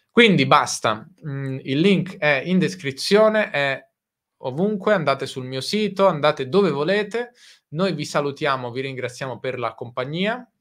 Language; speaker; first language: Italian; native; Italian